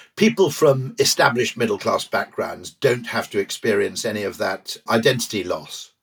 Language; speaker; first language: English; native; English